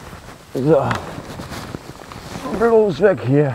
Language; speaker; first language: German; native; German